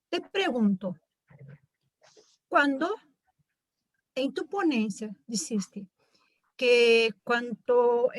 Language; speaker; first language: Spanish; non-native, learner; Portuguese